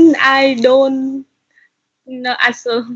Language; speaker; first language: English; non-native, learner; Vietnamese